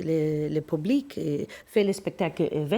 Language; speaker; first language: French; non-native, learner; English